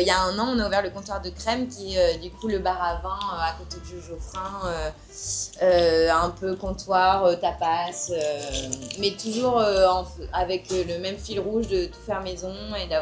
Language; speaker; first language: French; native; French